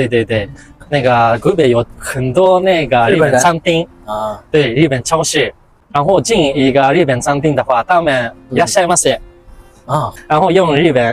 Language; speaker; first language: Chinese; non-native, fluent; Japanese